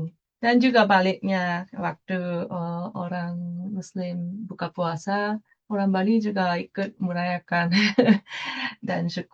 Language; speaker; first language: Indonesian; non-native, fluent; Japanese